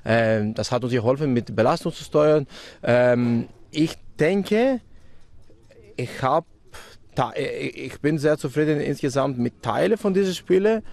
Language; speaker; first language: German; non-native, fluent; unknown